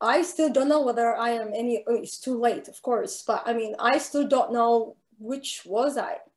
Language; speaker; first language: English; non-native, fluent; Arabic